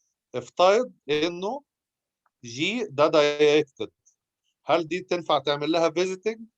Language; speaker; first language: Arabic; native; Arabic